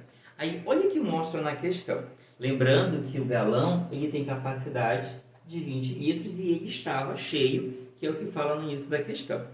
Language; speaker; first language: Portuguese; native; Portuguese